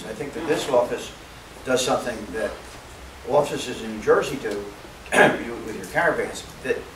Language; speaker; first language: English; native; English